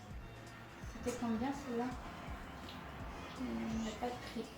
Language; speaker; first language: French; non-native, fluent; Arabic